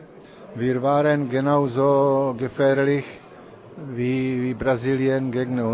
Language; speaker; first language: German; non-native, learner; Czech